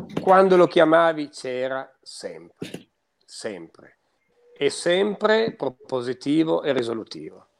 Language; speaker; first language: Italian; native; Italian